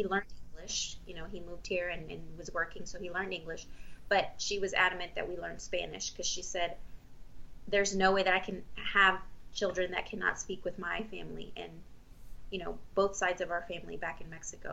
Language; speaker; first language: English; early bilingual, other home language; Spanish